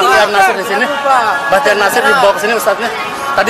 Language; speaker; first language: Indonesian; native; Indonesian